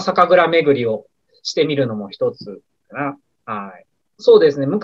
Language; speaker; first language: Japanese; native; Japanese